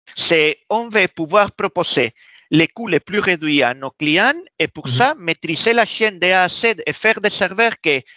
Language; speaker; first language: French; non-native, fluent; Spanish